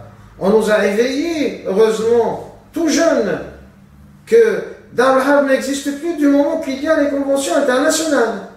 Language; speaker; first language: French; non-native, local second language; Arabic